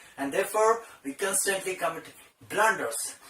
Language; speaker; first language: English; non-native, local second language; Telugu